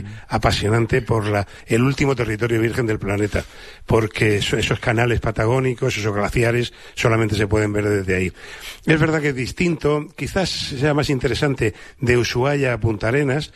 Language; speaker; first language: Spanish; native; Spanish